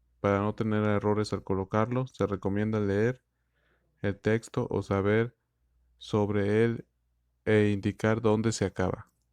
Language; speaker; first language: Spanish; native; Spanish